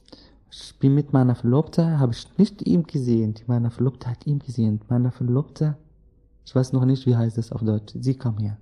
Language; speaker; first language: German; non-native, learner; Arabic